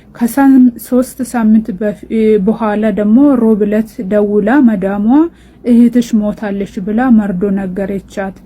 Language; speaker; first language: Amharic; non-native, local second language; Oromo